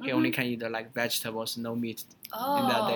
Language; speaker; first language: English; non-native, learner; Chinese